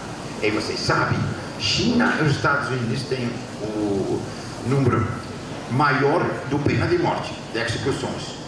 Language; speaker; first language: Portuguese; non-native, fluent; Dutch